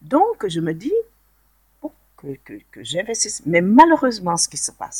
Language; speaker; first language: French; non-native, local second language; Wolof